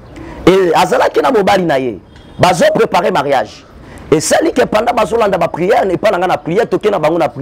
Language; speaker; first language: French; non-native, local second language; Lingala